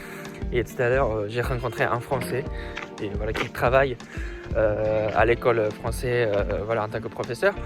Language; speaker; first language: French; non-native, fluent; Japanese